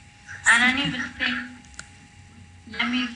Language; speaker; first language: French; non-native, learner; Arabic